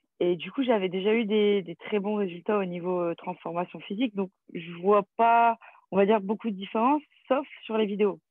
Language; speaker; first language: French; native; French